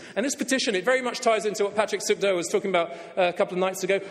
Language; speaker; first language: English; native; English